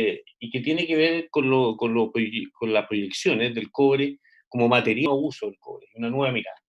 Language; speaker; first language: Spanish; native; Spanish